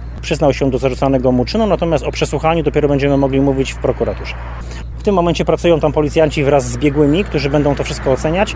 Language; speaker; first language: Polish; native; Polish